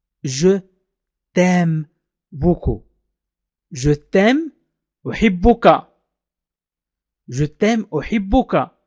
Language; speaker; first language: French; non-native, fluent; Arabic